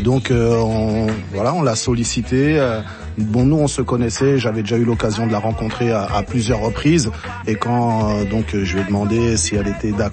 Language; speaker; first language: French; native; French